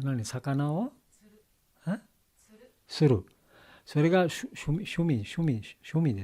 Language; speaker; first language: Japanese; non-native, learner; Bangla